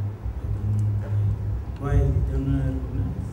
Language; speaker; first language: English; non-native, learner; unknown